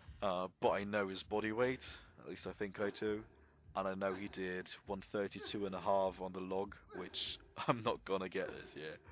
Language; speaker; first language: English; non-native, fluent; German